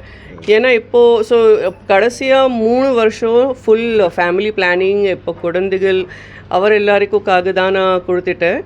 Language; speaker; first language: Tamil; non-native, local second language; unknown